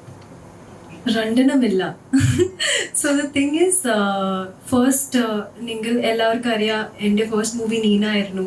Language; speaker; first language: Malayalam; non-native, learner; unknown